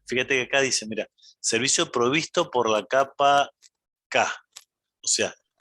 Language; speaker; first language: Spanish; native; Spanish